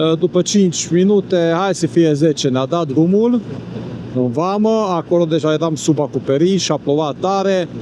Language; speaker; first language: Romanian; non-native, local second language; Hungarian